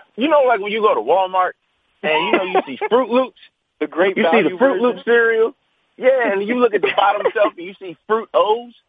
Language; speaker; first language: English; native; English